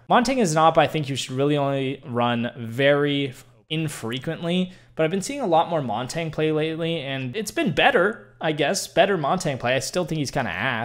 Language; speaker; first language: English; native; English